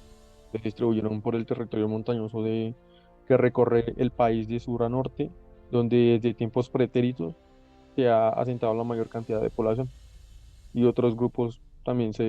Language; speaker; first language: Spanish; native; Spanish